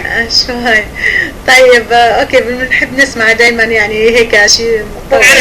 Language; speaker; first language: Arabic; native; Arabic